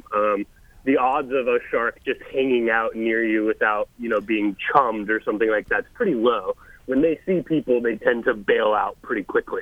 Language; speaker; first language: English; native; English